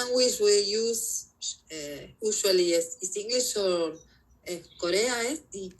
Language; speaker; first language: English; non-native, learner; Spanish